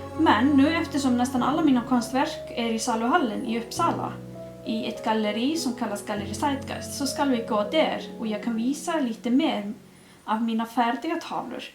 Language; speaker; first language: Swedish; non-native, fluent; Icelandic